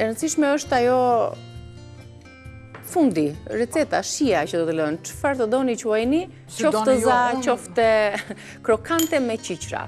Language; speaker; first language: Albanian; native; Albanian